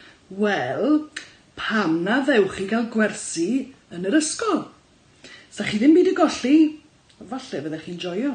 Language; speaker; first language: Welsh; native; Welsh